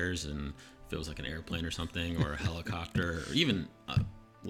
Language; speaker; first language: English; native; English